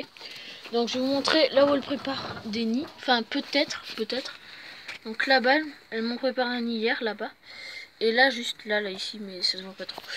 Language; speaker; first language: French; native; French